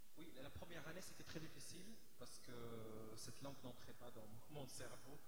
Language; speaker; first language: French; non-native, fluent; Arabic